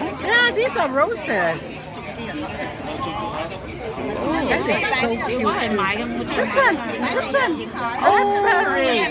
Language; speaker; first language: English; non-native, learner; Cantonese